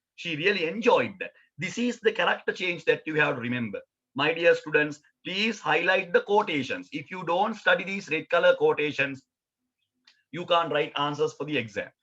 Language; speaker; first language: English; non-native, local second language; Sinhala